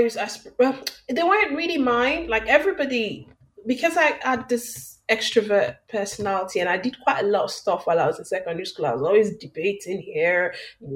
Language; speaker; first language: English; non-native, local second language; Yoruba